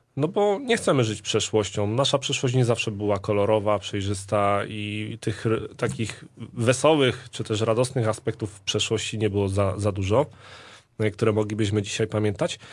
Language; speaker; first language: Polish; native; Polish